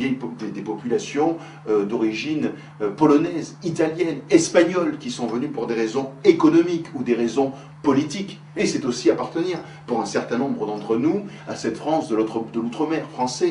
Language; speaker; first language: French; native; French